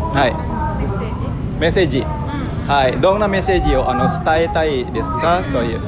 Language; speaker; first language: Japanese; non-native, learner; Indonesian